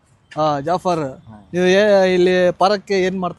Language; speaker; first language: Kannada; non-native, local second language; Urdu